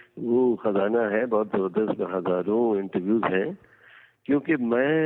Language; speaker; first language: Hindi; non-native, local second language; Gujarati